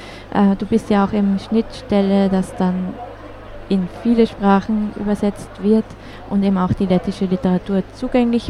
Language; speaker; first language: German; native; German